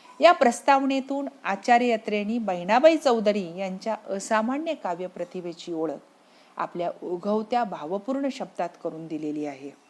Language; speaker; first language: Marathi; native; Marathi